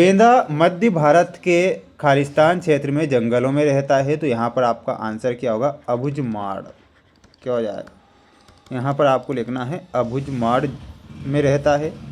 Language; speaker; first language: Hindi; native; Hindi